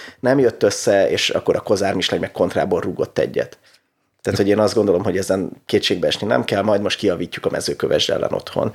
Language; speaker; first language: Hungarian; native; Hungarian